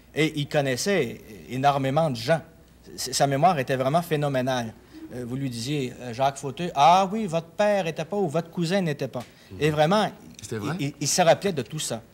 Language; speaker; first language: French; native; French